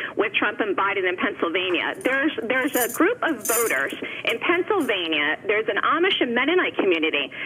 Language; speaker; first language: English; native; English